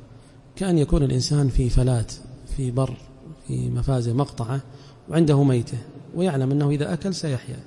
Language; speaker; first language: Arabic; native; Arabic